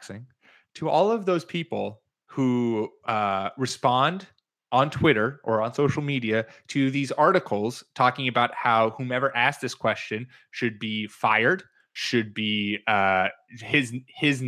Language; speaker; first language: English; native; English